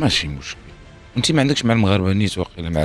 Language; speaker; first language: Arabic; native; Arabic